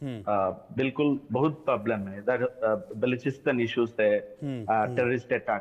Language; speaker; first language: Hindi; non-native, learner; Bangla